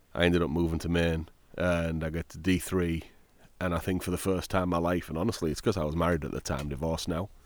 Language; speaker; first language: English; native; English